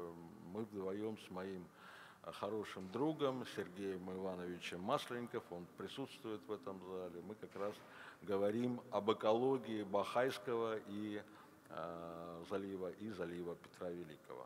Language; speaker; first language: Russian; native; Russian